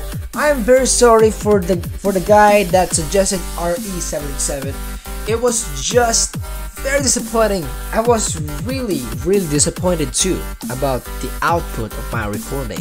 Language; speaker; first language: English; non-native, local second language; Filipino